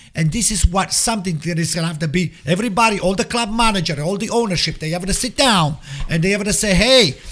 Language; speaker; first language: English; non-native, fluent; Italian